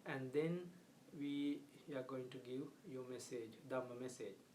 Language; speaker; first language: English; non-native, local second language; Sinhala